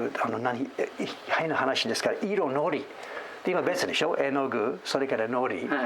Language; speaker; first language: Japanese; non-native, fluent; English